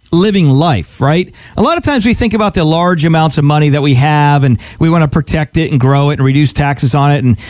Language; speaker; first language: English; native; English